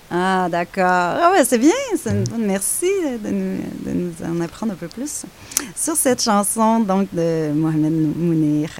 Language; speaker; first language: French; native; French